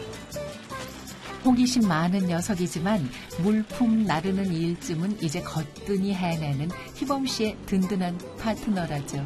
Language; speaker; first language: Korean; native; Korean